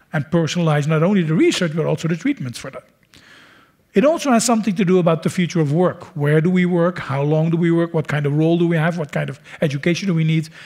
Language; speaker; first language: English; non-native, fluent; Dutch